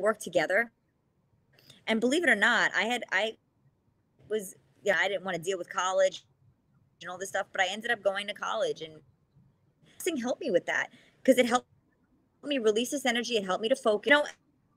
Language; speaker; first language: English; native; English